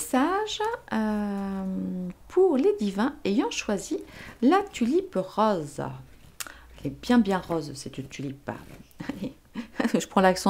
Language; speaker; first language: French; native; French